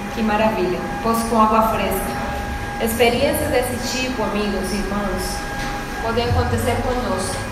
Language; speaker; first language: Portuguese; non-native, fluent; Spanish